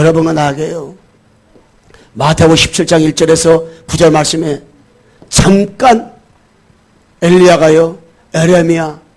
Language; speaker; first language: Korean; native; Korean